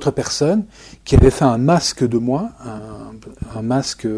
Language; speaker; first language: French; native; French